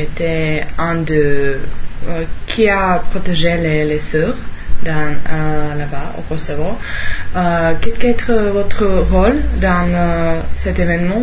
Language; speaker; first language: French; non-native, learner; Serbian